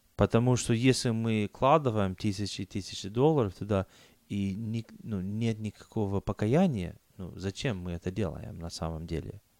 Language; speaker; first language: Russian; non-native, fluent; English